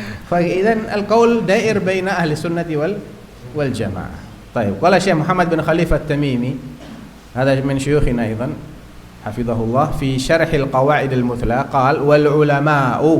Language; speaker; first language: Arabic; non-native, fluent; Indonesian